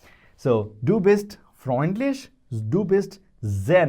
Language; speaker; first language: German; non-native, fluent; Hindi